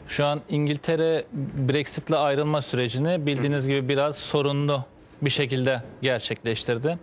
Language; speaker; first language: Turkish; native; Turkish